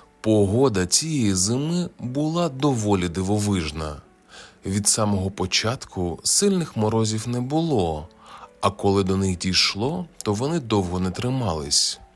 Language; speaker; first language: Ukrainian; native; Ukrainian